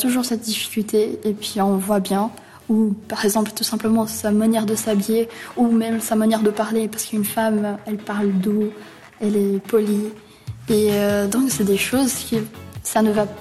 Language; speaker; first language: French; early bilingual, other home language; Portuguese